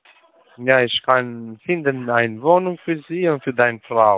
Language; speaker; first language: German; non-native, learner; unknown